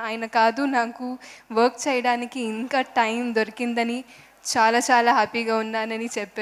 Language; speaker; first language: Telugu; non-native, fluent; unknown